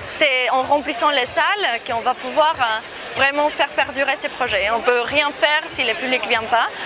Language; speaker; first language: French; non-native, fluent; Spanish